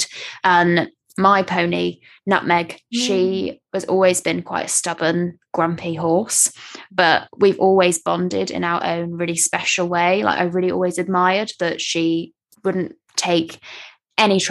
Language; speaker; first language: English; native; English